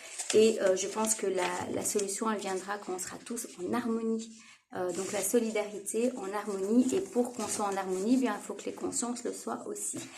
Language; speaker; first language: French; native; French